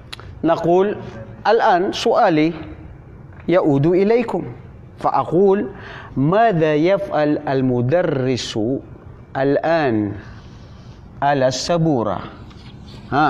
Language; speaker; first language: Arabic; non-native, fluent; Filipino